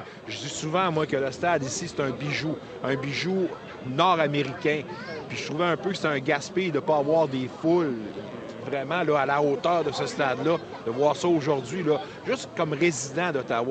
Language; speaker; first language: French; native; French